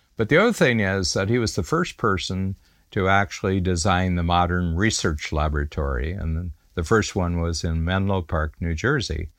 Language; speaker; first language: English; native; English